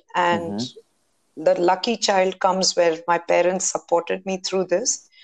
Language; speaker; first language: English; non-native, local second language; Hindi